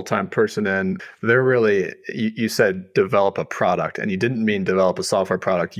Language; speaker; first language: English; native; English